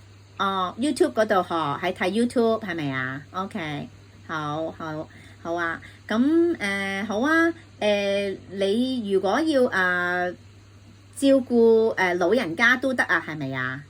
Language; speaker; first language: Cantonese; native; Cantonese